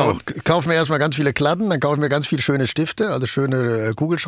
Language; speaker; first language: German; native; German